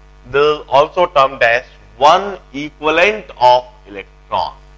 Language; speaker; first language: English; non-native, local second language; Hindi